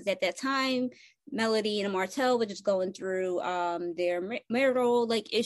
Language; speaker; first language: English; non-native, fluent; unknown